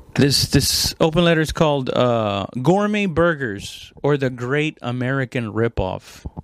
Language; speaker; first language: English; non-native, fluent; Spanish